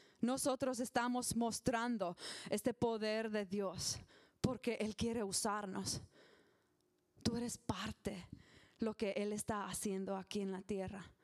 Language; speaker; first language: Spanish; non-native, learner; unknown